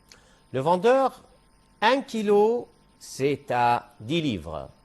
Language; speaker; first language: French; non-native, fluent; Arabic